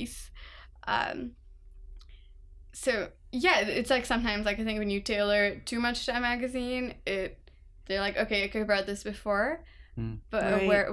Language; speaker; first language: English; non-native, local second language; Urdu